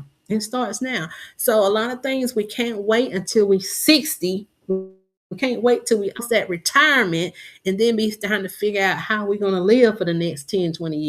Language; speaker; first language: English; native; English